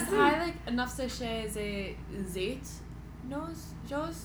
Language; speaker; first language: Arabic; non-native, learner; English